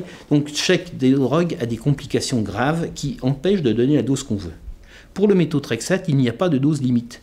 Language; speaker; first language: French; native; French